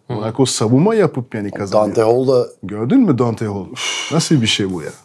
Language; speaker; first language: Turkish; non-native, fluent; French